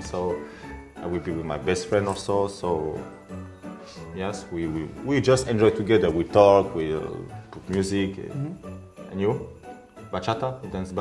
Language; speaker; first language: English; non-native, fluent; French